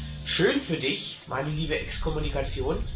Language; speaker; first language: German; native; German